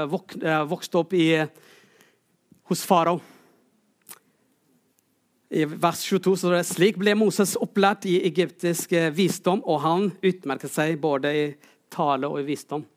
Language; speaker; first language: Norwegian; non-native, fluent; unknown